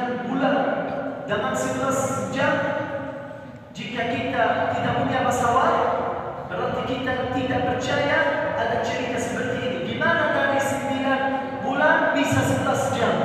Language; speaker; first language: Indonesian; non-native, learner; Arabic